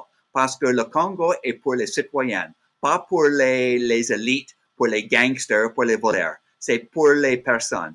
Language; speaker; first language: French; non-native, learner; English